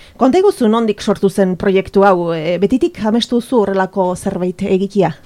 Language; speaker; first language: Basque; native; Basque